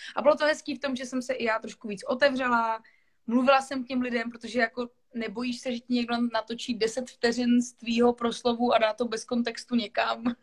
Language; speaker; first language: Czech; non-native, local second language; Polish